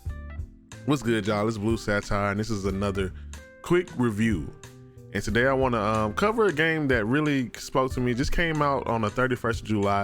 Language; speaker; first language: English; native; English